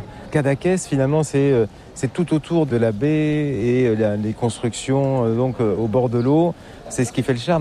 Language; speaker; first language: French; native; French